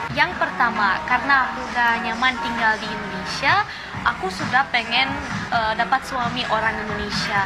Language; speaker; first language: Indonesian; non-native, fluent; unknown